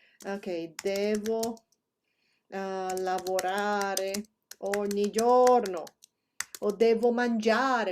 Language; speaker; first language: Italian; non-native, fluent; Spanish